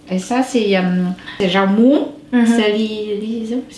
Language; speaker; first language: French; non-native, learner; Vietnamese